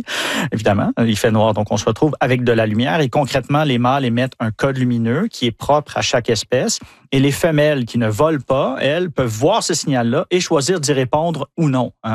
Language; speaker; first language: French; native; French